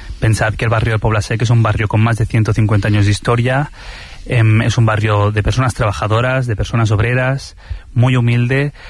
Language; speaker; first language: Spanish; early bilingual, other home language; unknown